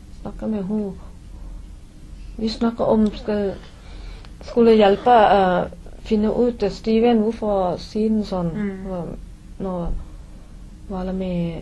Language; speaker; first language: Norwegian; non-native, learner; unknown